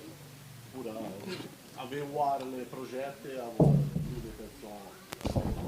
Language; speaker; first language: French; non-native, learner; Italian